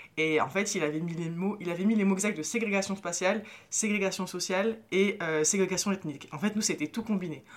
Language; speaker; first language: French; early bilingual, other home language; Arabic